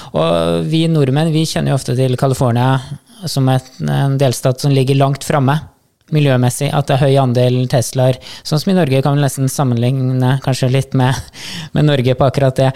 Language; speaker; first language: Norwegian; native; Norwegian